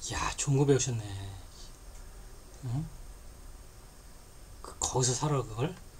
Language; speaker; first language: Korean; native; Korean